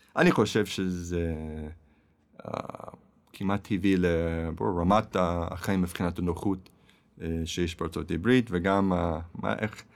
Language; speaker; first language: Hebrew; non-native, fluent; English